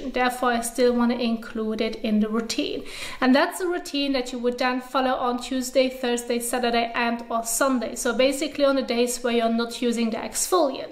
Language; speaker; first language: English; non-native, fluent; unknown